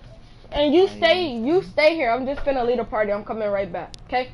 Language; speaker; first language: English; native; English